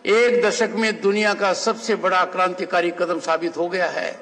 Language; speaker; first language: Hindi; native; Hindi